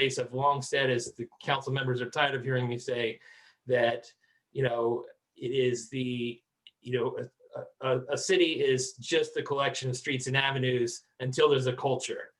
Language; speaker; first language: English; native; English